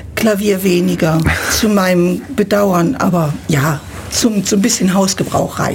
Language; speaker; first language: German; native; German